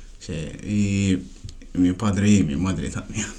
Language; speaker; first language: Spanish; non-native, learner; Tachelhit